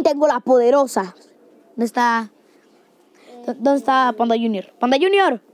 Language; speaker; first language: Spanish; native; Spanish